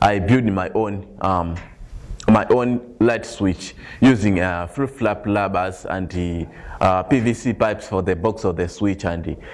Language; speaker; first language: English; non-native, local second language; Nyanja